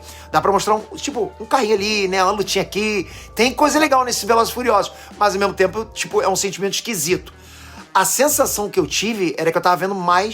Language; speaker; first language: Portuguese; native; Portuguese